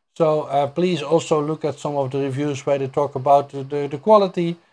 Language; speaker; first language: English; non-native, fluent; Dutch